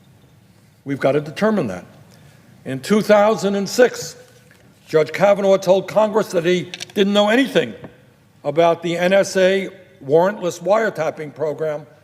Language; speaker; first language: English; native; English